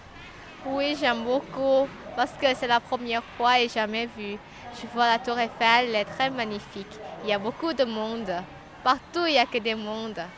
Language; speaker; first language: French; non-native, learner; Lao